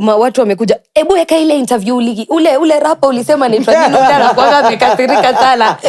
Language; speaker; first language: Swahili; native; Swahili